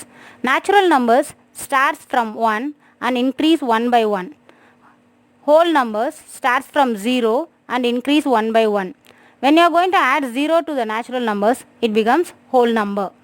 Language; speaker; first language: English; non-native, local second language; Tamil